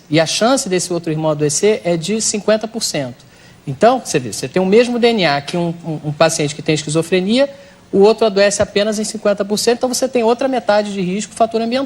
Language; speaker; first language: Portuguese; native; Portuguese